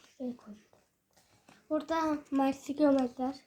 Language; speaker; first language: Turkish; early bilingual, heritage; Turkish